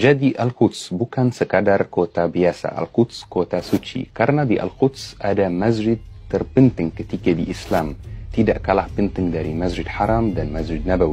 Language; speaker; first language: Indonesian; non-native, fluent; Arabic